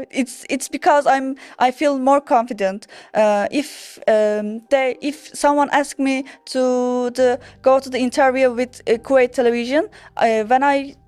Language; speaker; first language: English; non-native, learner; Turkish